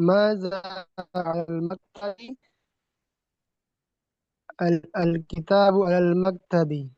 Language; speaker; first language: Arabic; non-native, learner; Indonesian